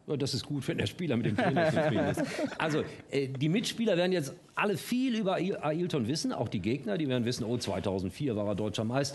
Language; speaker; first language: German; native; German